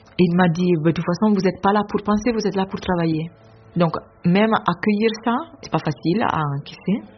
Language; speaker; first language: French; non-native, fluent; Italian